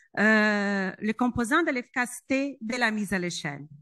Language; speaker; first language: French; non-native, fluent; Portuguese